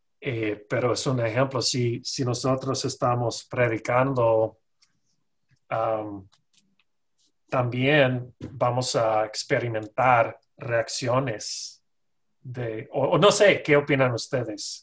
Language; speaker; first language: Spanish; non-native, fluent; English